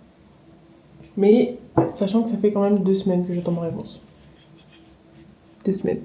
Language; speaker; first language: French; native; French